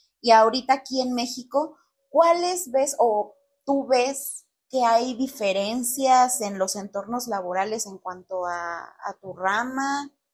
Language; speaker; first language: Spanish; native; Spanish